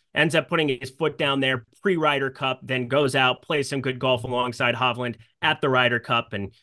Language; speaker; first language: English; native; English